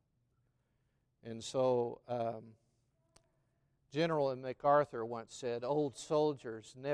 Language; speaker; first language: English; native; English